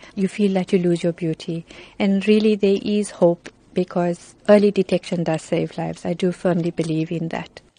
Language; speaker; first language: English; native; English